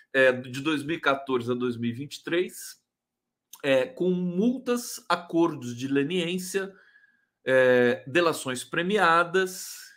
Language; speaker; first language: Portuguese; native; Portuguese